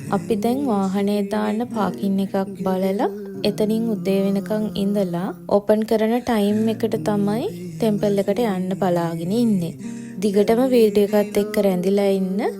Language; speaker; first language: Sinhala; native; Sinhala